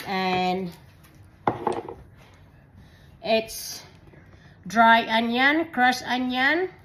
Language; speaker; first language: English; non-native, learner; Filipino